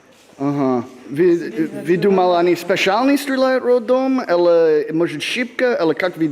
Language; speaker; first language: Russian; non-native, learner; English